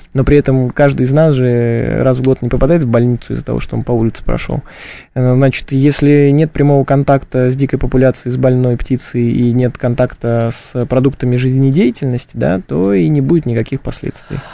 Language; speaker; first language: Russian; native; Russian